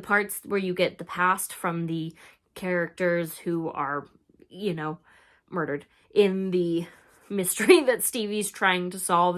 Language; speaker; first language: English; native; English